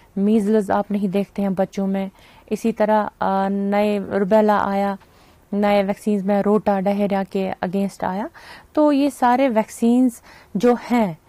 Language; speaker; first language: Hindi; non-native, local second language; Kashmiri